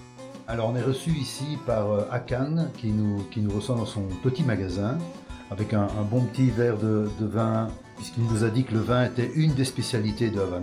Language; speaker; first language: French; native; French